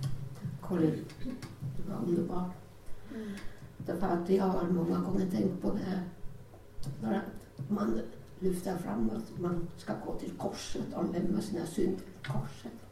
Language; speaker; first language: Swedish; non-native, learner; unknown